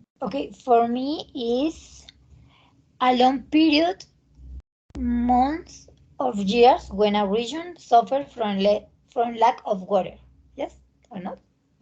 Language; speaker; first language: English; non-native, learner; Spanish